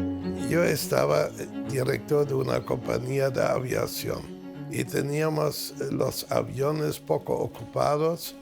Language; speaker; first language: Spanish; non-native, fluent; German